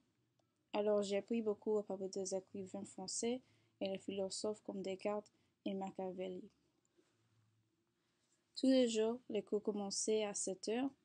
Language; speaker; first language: French; non-native, learner; English